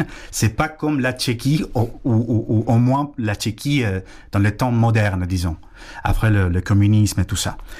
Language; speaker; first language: French; non-native, fluent; Spanish